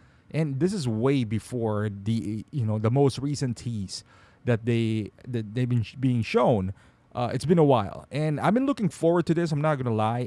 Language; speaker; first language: English; native; English